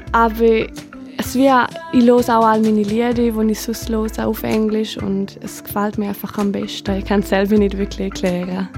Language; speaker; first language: German; non-native, local second language; Romansh